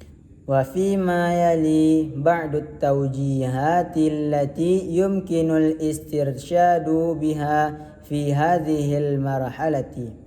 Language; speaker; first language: Arabic; non-native, learner; Indonesian